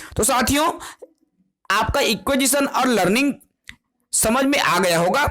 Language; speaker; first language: Hindi; non-native, local second language; Chhattisgarhi